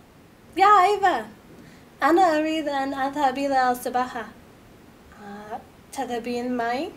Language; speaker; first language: Arabic; non-native, learner; English